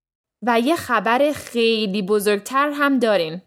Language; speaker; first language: Persian; early bilingual, heritage; English